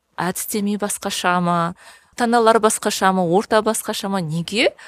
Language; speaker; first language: Kazakh; native; Kazakh